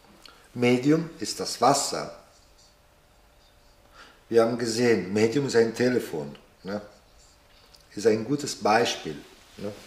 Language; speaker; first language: German; non-native, fluent; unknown